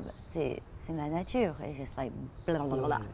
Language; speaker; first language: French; non-native, fluent; English